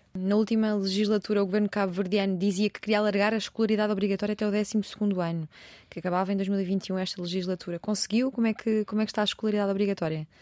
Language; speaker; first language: Portuguese; native; Portuguese